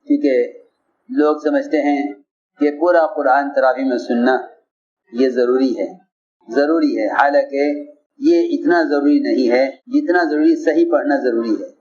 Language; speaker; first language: Urdu; native; Urdu